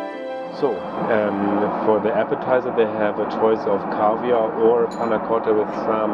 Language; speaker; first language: English; non-native, fluent; German